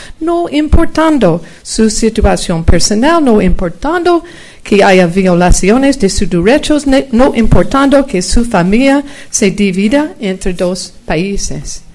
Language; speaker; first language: Spanish; non-native, fluent; English